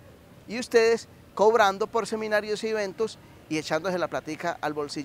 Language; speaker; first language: Spanish; native; Spanish